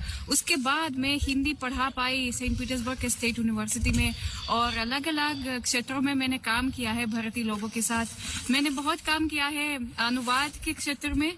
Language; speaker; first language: Hindi; non-native, fluent; Russian